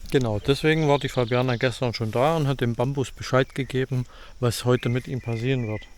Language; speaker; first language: German; native; German